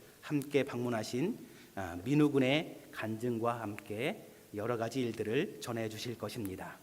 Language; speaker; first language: Korean; native; Korean